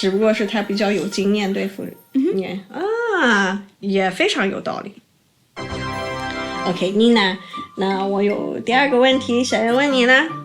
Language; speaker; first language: Chinese; native; Chinese